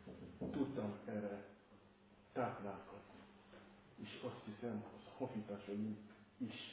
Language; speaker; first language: Hungarian; non-native, fluent; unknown